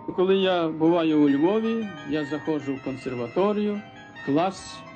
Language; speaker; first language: Ukrainian; native; Ukrainian